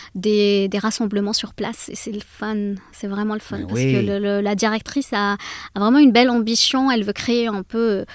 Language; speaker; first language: French; native; French